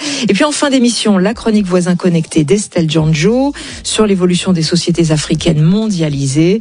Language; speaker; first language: French; native; French